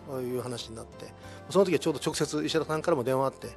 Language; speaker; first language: Japanese; native; Japanese